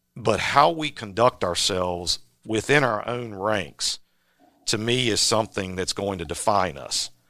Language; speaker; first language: English; native; English